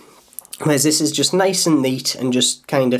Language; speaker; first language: English; native; English